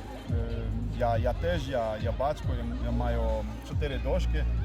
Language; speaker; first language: Ukrainian; non-native, learner; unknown